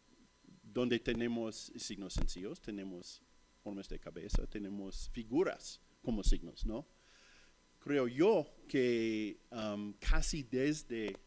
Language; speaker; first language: Spanish; non-native, fluent; English